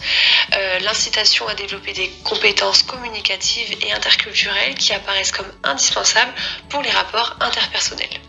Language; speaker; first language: French; native; French